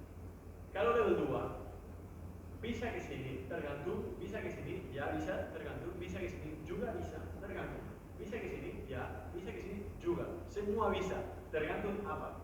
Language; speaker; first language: Indonesian; non-native, learner; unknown